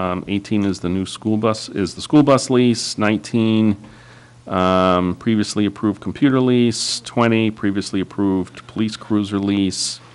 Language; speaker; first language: English; native; English